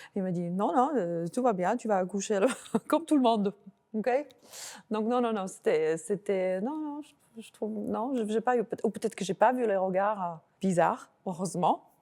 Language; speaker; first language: French; non-native, fluent; Slovak